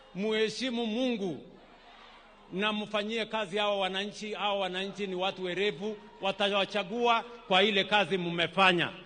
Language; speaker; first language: Swahili; non-native, local second language; Kalenjin